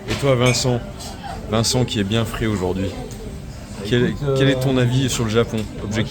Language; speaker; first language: French; native; French